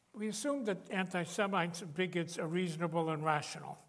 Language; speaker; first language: English; native; English